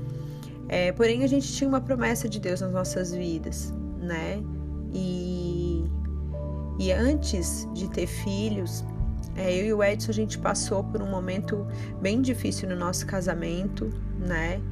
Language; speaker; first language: Portuguese; native; Portuguese